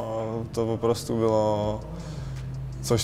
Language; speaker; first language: Polish; non-native, learner; Czech